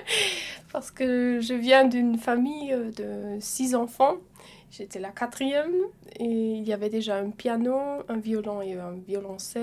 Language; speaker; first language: French; non-native, fluent; German